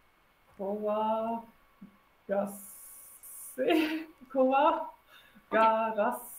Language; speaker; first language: Japanese; non-native, learner; German